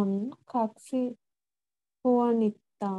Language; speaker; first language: Finnish; non-native, learner; Tamil